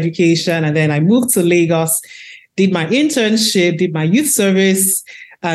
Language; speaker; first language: English; non-native, local second language; Igbo